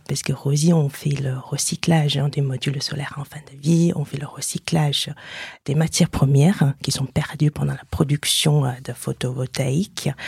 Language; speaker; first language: French; non-native, fluent; Chinese